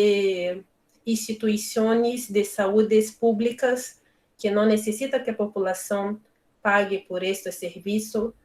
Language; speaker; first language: Spanish; non-native, learner; Portuguese